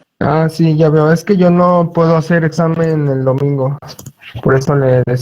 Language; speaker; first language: Spanish; native; Spanish